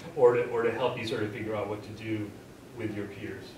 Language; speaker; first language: English; native; English